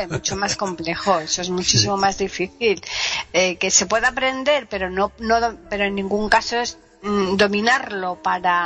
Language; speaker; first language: Spanish; native; Spanish